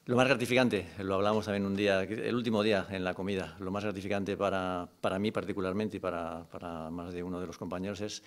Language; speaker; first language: Spanish; native; Spanish